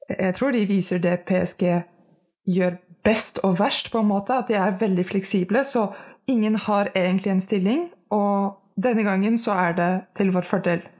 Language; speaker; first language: Norwegian; native; Norwegian